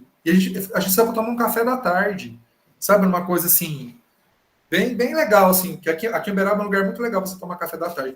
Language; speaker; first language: Portuguese; native; Portuguese